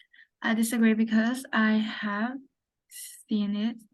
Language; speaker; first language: English; non-native, learner; Vietnamese